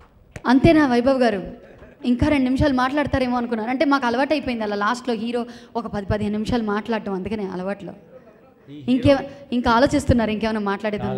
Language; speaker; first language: Telugu; native; Telugu